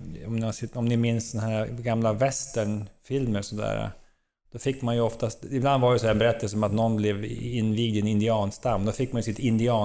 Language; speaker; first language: Swedish; native; Swedish